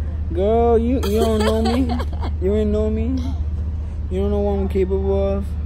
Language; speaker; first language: English; non-native, local second language; Spanish